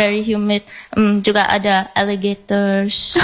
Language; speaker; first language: Indonesian; non-native, learner; English